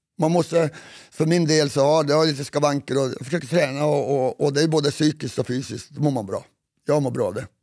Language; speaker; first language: Swedish; native; Swedish